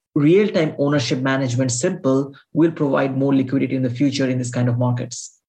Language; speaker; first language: English; non-native, local second language; Bangla